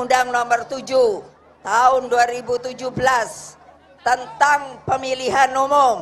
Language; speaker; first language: Indonesian; native; Indonesian